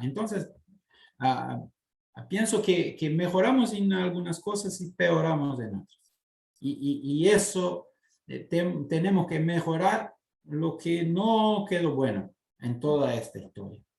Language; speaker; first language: Spanish; non-native, fluent; Portuguese